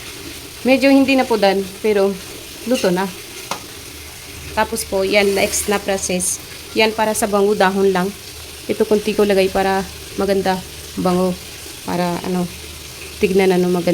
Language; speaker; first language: Filipino; non-native, learner; Punjabi